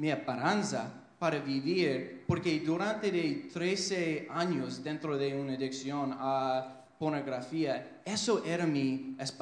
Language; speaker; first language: Spanish; non-native, fluent; English